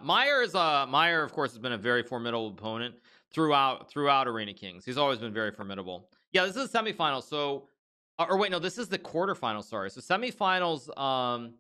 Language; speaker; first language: English; native; English